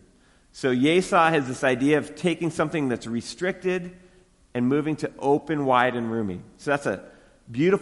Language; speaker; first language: English; native; English